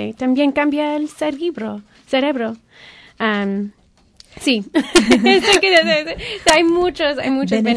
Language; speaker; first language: Spanish; early bilingual, heritage; Spanish